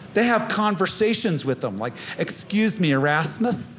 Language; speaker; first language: English; native; English